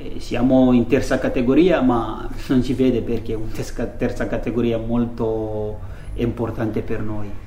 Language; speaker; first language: Italian; non-native, fluent; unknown